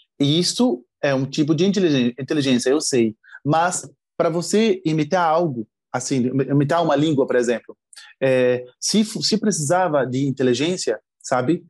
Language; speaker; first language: Portuguese; non-native, fluent; Arabic